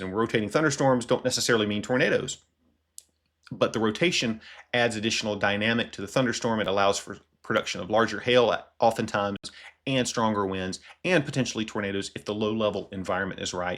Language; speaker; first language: English; native; English